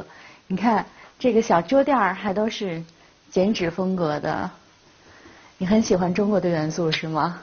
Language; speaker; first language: Chinese; native; Chinese